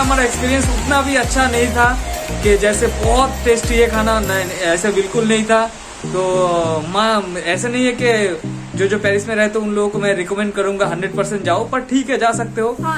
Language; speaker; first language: Hindi; non-native, local second language; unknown